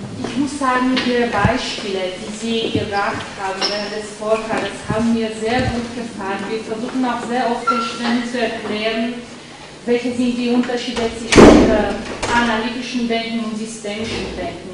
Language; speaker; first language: German; non-native, fluent; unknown